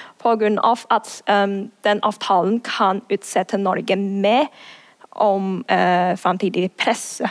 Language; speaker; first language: Norwegian; non-native, fluent; Cantonese